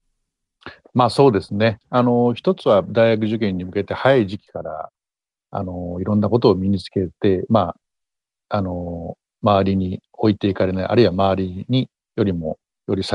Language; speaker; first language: Japanese; native; Japanese